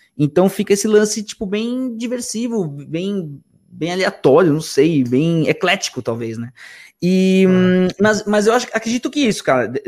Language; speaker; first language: Portuguese; early bilingual, other home language; Spanish